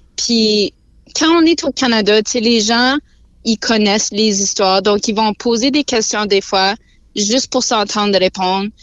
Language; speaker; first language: French; native; French